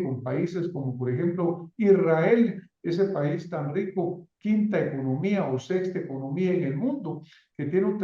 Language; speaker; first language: Spanish; native; Spanish